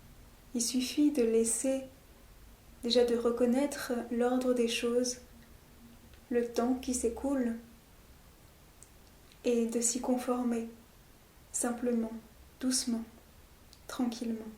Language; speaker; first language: French; native; French